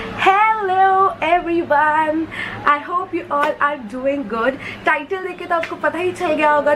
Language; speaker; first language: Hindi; non-native, local second language; Marathi